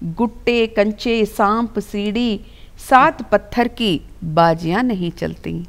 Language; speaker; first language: Hindi; non-native, local second language; Telugu